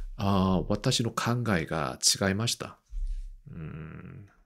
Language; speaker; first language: Japanese; non-native, learner; Korean